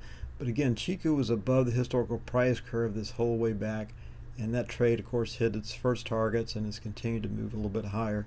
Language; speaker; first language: English; native; English